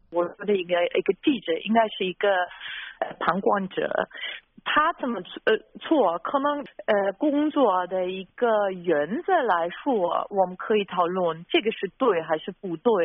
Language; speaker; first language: Chinese; non-native, fluent; German